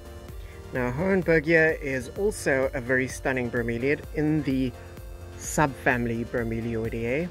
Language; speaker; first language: English; native; English